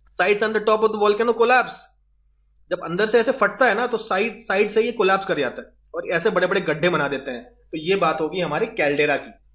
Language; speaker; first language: Hindi; native; Hindi